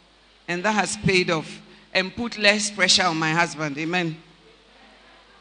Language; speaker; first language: English; non-native, local second language; Akan